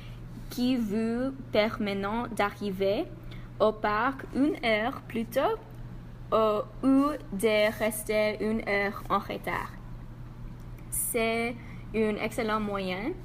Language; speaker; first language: French; non-native, learner; English